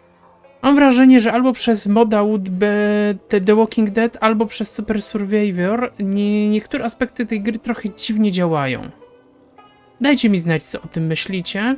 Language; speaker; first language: Polish; native; Polish